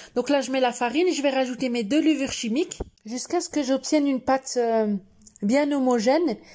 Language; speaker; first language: French; non-native, local second language; Arabic